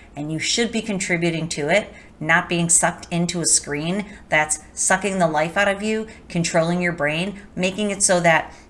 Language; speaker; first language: English; native; English